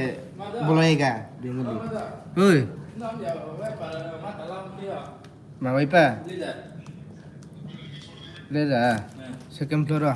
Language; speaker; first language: Hindi; non-native, local second language; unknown